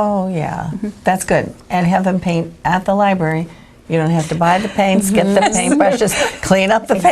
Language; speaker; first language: English; native; English